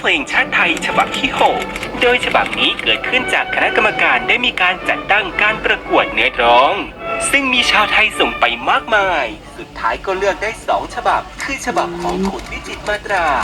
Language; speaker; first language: Thai; native; Thai